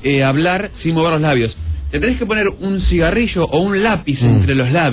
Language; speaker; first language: Spanish; native; Spanish